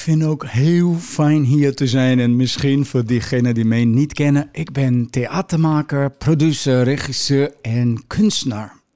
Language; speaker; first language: Dutch; non-native, fluent; Portuguese